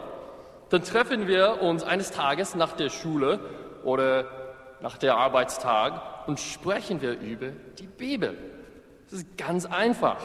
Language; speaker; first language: German; non-native, fluent; English